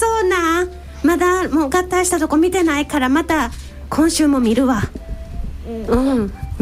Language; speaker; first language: Japanese; native; Japanese